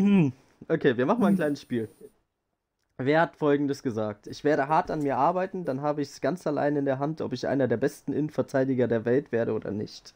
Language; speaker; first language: German; native; German